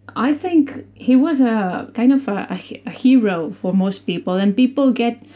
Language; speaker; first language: English; non-native, fluent; Spanish